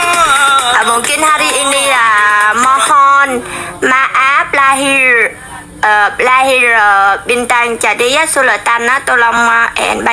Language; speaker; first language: Indonesian; non-native, learner; Vietnamese